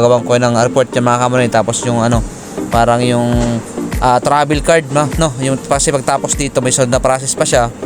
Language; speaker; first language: Filipino; non-native, local second language; Bikol